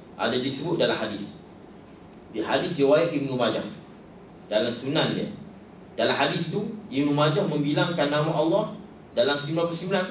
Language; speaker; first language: Malay; native; Malay